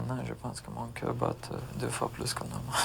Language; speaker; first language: French; non-native, learner; Romanian